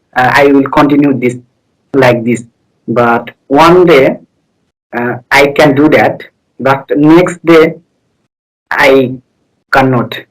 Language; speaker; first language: English; non-native, learner; Bangla